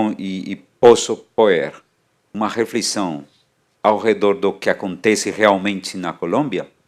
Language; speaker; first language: Portuguese; non-native, fluent; Spanish